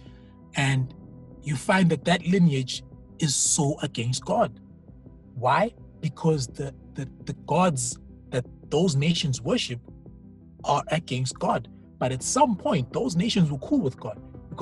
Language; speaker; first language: English; non-native, local second language; Zulu